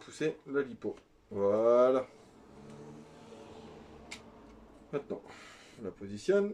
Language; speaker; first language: French; native; French